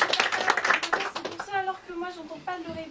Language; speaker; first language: French; native; French